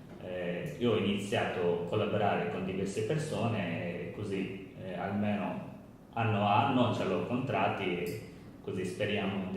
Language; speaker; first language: Italian; non-native, learner; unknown